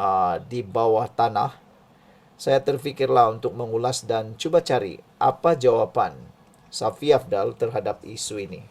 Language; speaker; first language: Malay; native; Malay